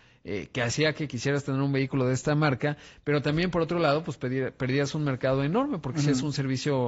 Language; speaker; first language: Spanish; native; Spanish